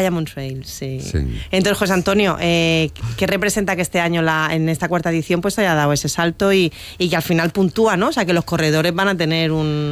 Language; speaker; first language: Spanish; native; Spanish